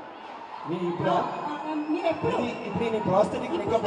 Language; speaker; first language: Telugu; non-native, learner; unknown